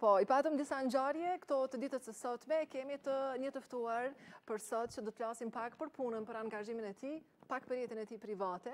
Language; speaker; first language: Albanian; native; Albanian